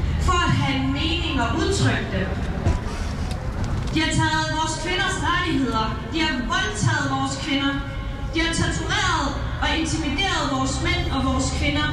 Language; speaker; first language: Danish; early bilingual, other home language; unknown